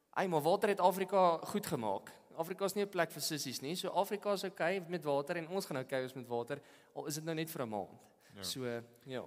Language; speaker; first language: Afrikaans; native; Afrikaans